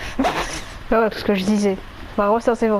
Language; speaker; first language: French; native; French